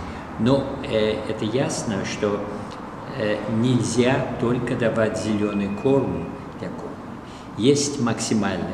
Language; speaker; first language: Russian; non-native, fluent; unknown